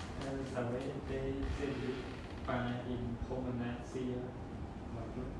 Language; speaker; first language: French; non-native, learner; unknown